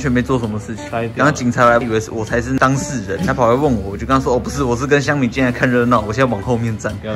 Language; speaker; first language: Chinese; native; Chinese